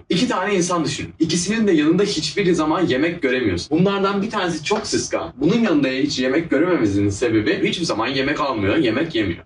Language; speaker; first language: Turkish; native; Turkish